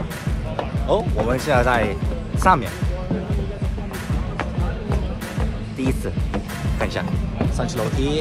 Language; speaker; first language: Chinese; early bilingual, heritage; English